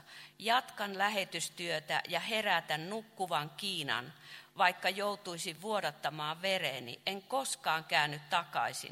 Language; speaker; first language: Finnish; non-native, fluent; Chinese